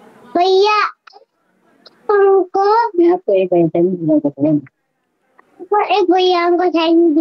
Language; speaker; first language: Hindi; non-native, local second language; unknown